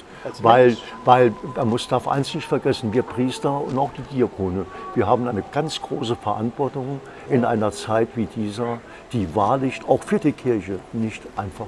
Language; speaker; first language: German; native; German